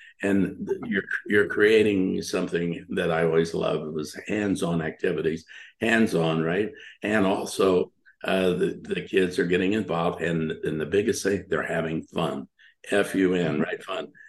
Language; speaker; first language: English; native; English